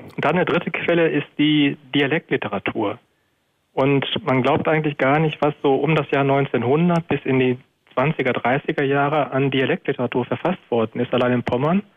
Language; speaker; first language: German; native; German